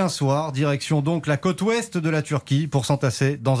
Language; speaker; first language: French; native; French